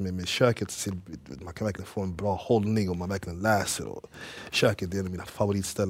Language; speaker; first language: Swedish; early bilingual, other home language; English